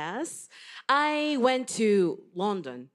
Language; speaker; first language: English; non-native, learner; Japanese